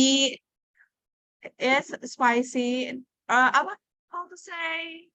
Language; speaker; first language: English; non-native, learner; Indonesian